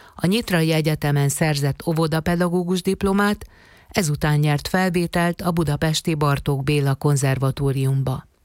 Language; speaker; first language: Hungarian; native; Hungarian